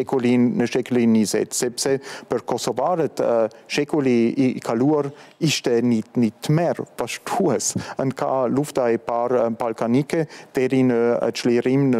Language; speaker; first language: Albanian; non-native, fluent; German